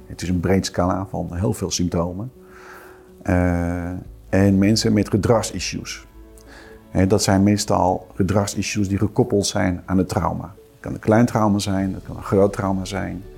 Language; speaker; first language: Dutch; non-native, fluent; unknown